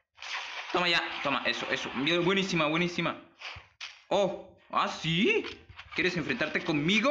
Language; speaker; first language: Spanish; native; Spanish